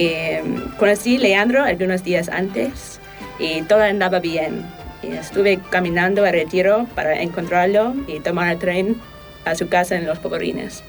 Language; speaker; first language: Spanish; non-native, fluent; English